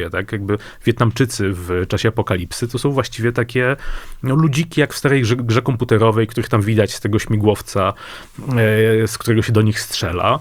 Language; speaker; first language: Polish; native; Polish